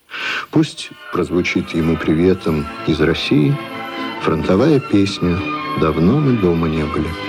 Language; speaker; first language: Russian; native; Russian